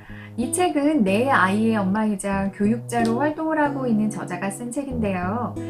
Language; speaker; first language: Korean; native; Korean